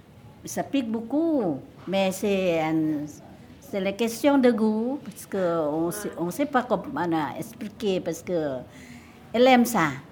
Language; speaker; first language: French; non-native, fluent; Lao